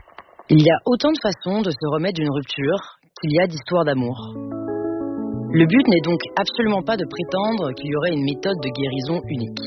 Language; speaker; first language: French; native; French